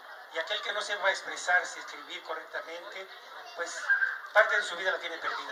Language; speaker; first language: Spanish; native; Spanish